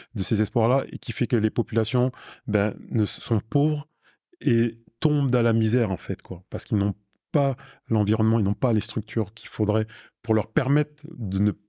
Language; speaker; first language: French; native; French